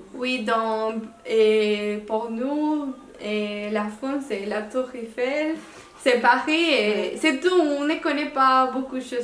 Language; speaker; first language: French; non-native, local second language; Spanish